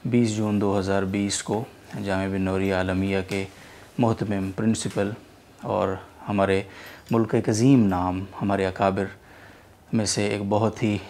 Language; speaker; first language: Urdu; native; Urdu